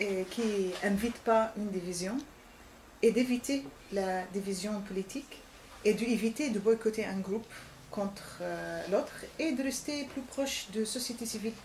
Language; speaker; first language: French; non-native, fluent; Arabic